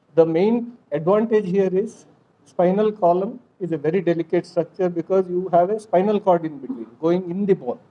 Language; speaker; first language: English; non-native, local second language; Kannada